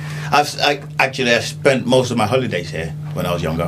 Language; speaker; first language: English; non-native, local second language; Yoruba